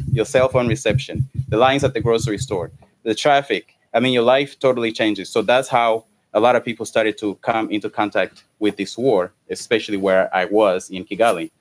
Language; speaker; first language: English; non-native, local second language; Kinyarwanda